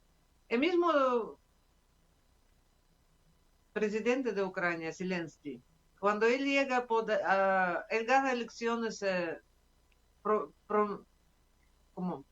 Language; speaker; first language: Spanish; non-native, fluent; Russian